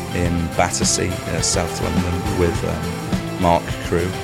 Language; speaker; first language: English; native; English